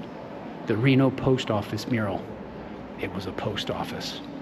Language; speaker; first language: English; native; English